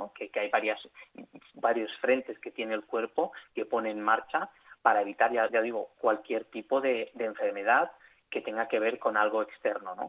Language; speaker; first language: Spanish; native; Spanish